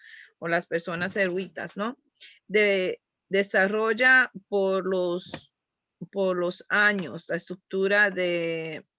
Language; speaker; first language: Spanish; early bilingual, heritage; Spanish